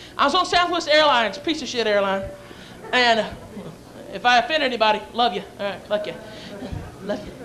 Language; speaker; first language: English; native; English